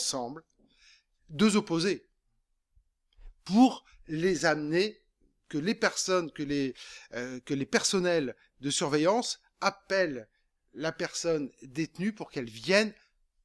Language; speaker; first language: French; native; French